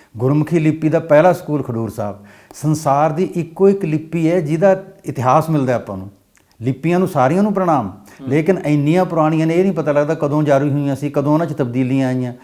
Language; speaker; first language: Punjabi; non-native, local second language; Haryanvi